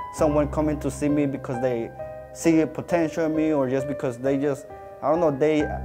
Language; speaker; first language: English; native; English